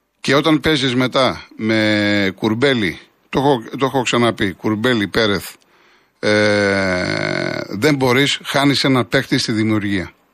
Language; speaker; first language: Greek; native; Greek